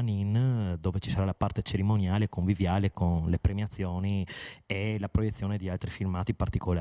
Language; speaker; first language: Italian; native; Italian